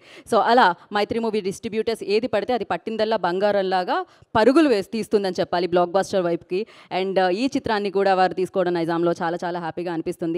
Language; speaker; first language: Telugu; native; Telugu